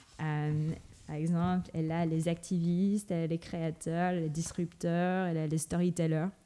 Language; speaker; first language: French; non-native, fluent; Filipino